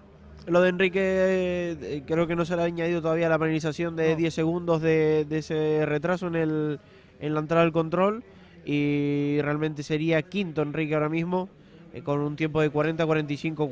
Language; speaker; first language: Spanish; native; Spanish